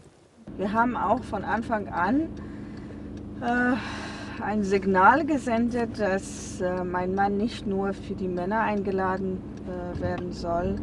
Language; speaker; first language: German; non-native, fluent; Persian